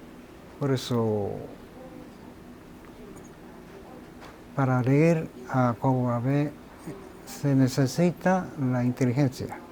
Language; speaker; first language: Spanish; non-native, fluent; Japanese